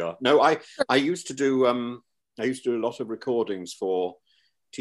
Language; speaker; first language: English; native; English